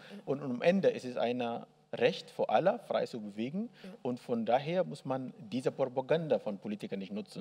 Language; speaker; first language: German; non-native, learner; Arabic